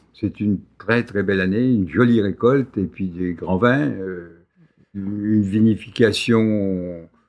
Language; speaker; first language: French; native; French